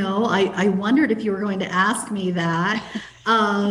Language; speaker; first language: English; native; English